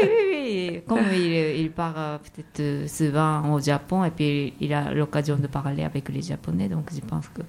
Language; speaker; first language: French; non-native, fluent; Japanese